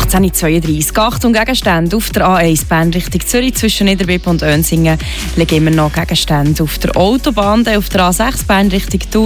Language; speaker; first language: German; native; German